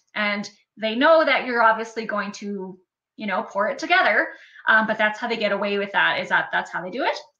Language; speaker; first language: English; native; English